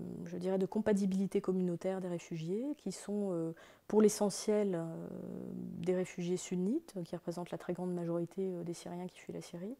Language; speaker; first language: French; native; French